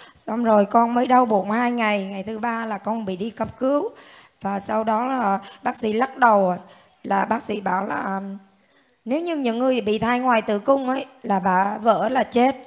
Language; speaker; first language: Vietnamese; native; Vietnamese